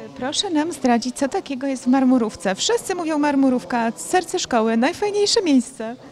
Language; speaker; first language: Polish; native; Polish